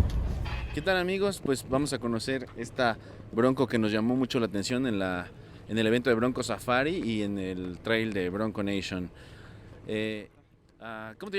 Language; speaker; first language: Spanish; native; Spanish